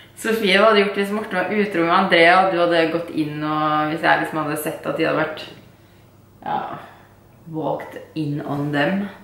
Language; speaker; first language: Norwegian; native; Norwegian